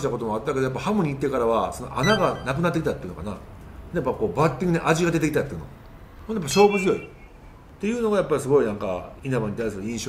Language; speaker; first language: Japanese; native; Japanese